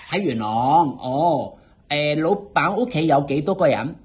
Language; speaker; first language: Cantonese; native; Cantonese